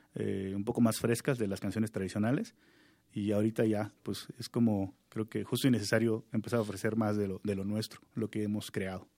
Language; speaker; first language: Spanish; non-native, local second language; Zapotec